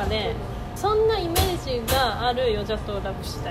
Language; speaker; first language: Japanese; native; Japanese